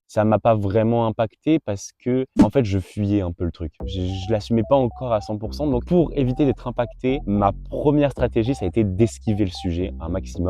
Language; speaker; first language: French; native; French